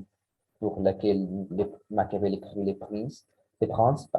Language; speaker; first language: French; non-native, learner; Spanish